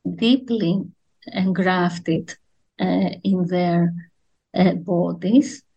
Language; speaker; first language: English; non-native, fluent; Greek